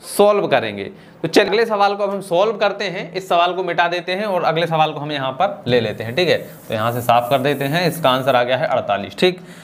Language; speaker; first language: Hindi; native; Hindi